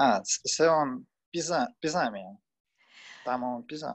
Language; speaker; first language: Finnish; non-native, learner; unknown